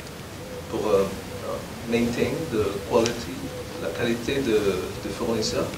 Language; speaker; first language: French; non-native, learner; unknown